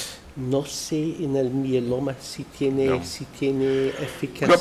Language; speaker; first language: Spanish; non-native, fluent; Dutch